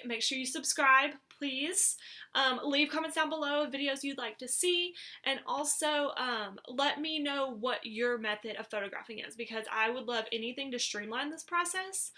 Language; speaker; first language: English; native; English